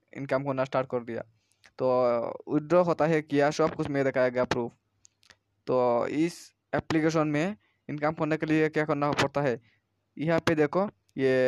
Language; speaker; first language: Hindi; non-native, local second language; Bangla